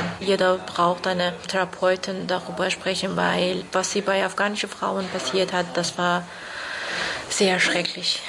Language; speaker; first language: German; non-native, fluent; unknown